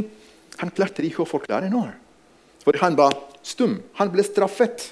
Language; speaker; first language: Norwegian; non-native, fluent; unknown